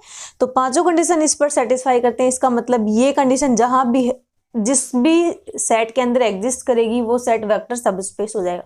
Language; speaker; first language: Hindi; native; Hindi